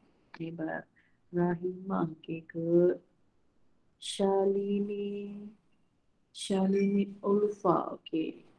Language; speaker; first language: English; non-native, local second language; Malay